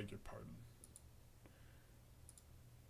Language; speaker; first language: Japanese; non-native, learner; English